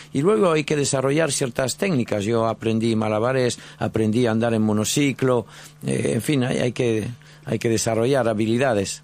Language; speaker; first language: Spanish; non-native, fluent; French